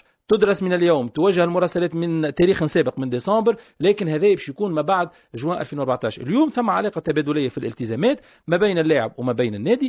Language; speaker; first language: Arabic; native; Arabic